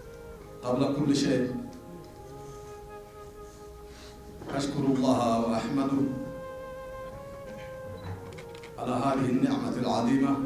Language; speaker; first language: Arabic; non-native, fluent; Amharic